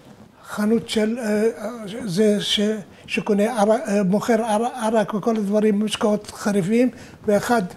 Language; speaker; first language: Hebrew; non-native, fluent; Arabic